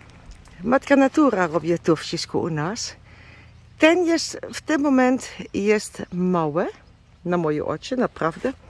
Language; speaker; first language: Polish; non-native, learner; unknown